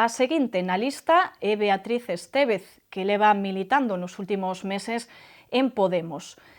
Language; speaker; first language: Galician; native; Galician